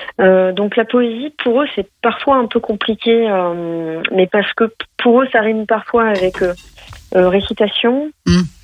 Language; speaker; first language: French; native; French